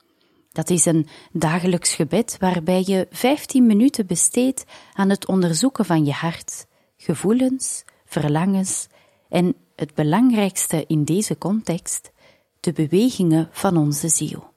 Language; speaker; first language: Dutch; native; Dutch